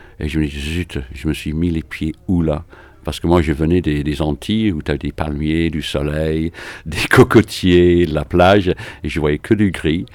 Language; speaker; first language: French; non-native, fluent; English